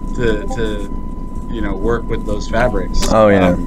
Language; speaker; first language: English; native; English